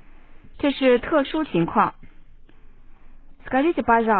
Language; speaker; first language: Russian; non-native, fluent; Chinese